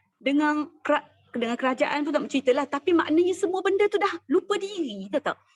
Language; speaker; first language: Malay; native; Malay